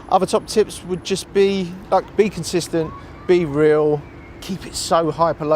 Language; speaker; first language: English; native; English